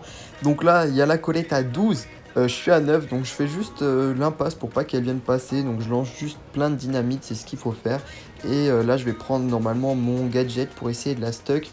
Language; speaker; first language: French; native; French